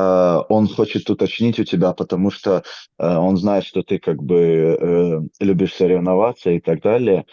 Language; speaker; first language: Russian; native; Russian